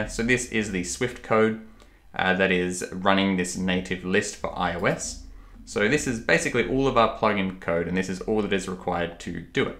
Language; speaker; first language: English; native; English